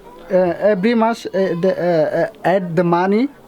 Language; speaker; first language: English; non-native, learner; Rohingya